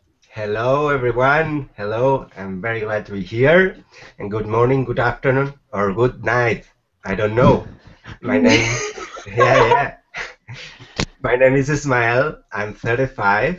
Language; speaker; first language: English; non-native, fluent; Spanish